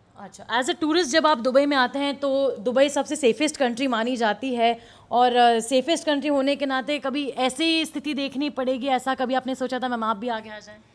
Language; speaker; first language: Hindi; native; Hindi